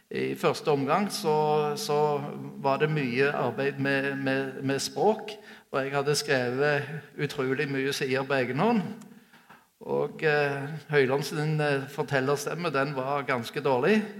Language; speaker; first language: Norwegian; native; Norwegian